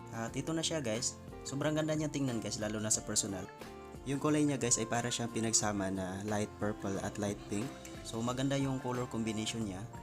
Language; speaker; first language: Filipino; non-native, local second language; Cebuano